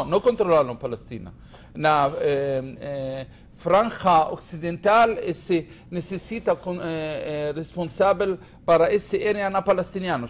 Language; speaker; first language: Spanish; non-native, learner; Hebrew